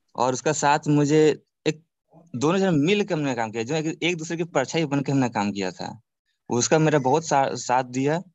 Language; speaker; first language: Hindi; native; Hindi